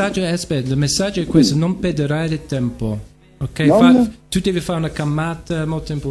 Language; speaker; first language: Italian; non-native, learner; English